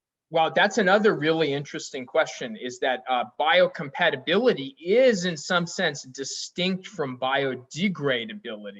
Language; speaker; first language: English; native; English